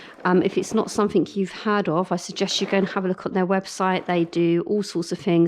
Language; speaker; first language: English; native; English